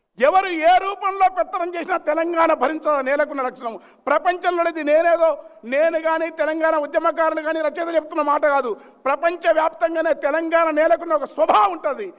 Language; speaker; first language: Telugu; native; Telugu